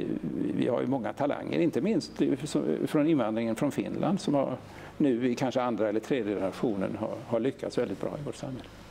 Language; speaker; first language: Swedish; native; Swedish